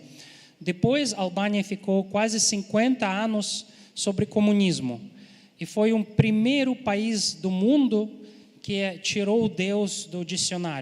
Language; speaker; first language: Portuguese; non-native, fluent; Ukrainian